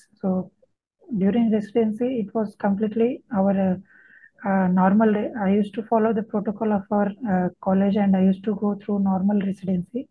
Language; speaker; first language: English; non-native, local second language; Telugu